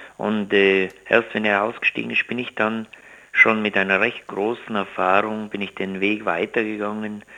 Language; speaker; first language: German; native; German